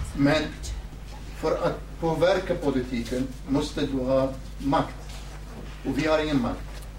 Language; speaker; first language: Swedish; non-native, fluent; Southern Kurdish